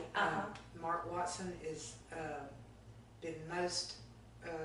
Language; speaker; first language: English; native; English